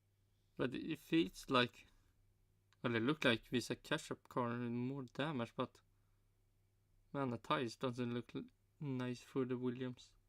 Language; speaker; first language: English; non-native, fluent; Swedish